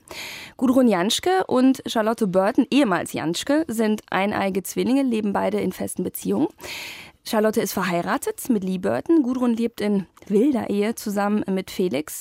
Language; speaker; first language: German; native; German